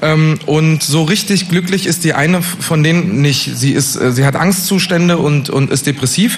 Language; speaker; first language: German; native; German